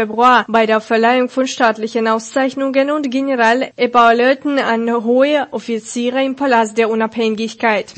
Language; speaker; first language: German; non-native, fluent; Russian